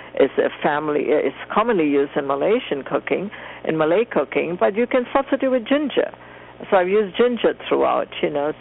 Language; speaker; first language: English; non-native, local second language; Tamil